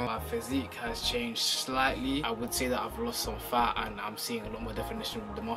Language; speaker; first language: English; native; English